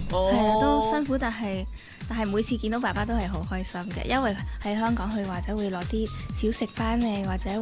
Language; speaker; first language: Cantonese; early bilingual, heritage; Cantonese